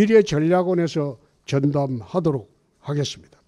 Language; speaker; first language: Korean; native; Korean